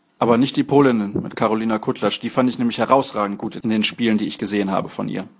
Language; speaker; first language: German; native; German